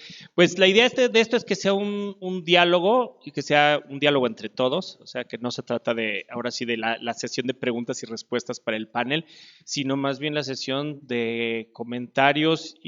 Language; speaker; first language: Spanish; native; Spanish